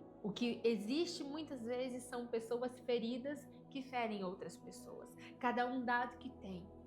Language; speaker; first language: Portuguese; native; Portuguese